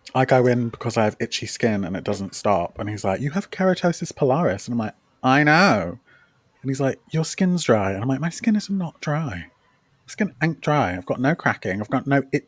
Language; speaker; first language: English; native; English